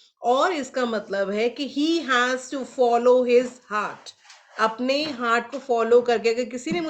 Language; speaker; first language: Hindi; native; Hindi